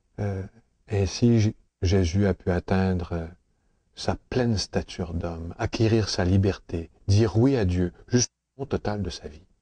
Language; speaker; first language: French; native; French